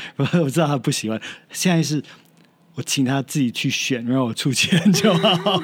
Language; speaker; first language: Chinese; non-native, fluent; English